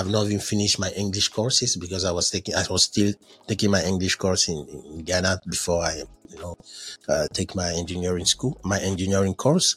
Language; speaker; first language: English; non-native, fluent; French